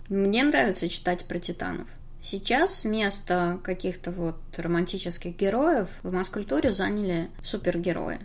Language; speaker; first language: Russian; native; Russian